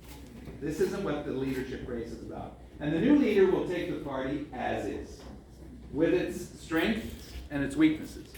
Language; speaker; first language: English; non-native, local second language; French